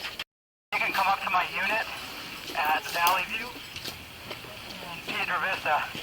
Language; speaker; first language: English; native; English